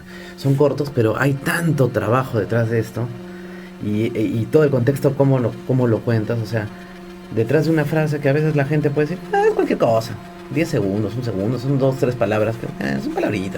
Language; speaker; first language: Spanish; native; Spanish